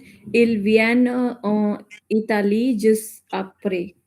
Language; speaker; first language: French; non-native, learner; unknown